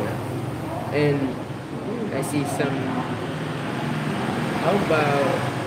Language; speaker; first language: English; non-native, learner; Vietnamese